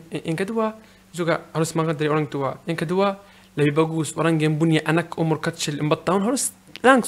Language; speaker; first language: Indonesian; non-native, learner; Arabic